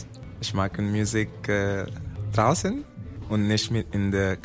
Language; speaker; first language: German; non-native, learner; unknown